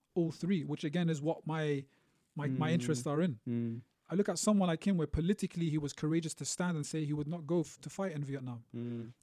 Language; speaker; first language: English; native; English